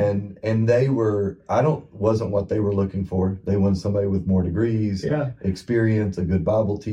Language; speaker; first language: English; native; English